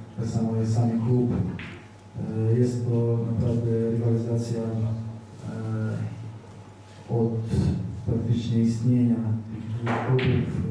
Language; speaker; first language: Polish; non-native, fluent; Serbian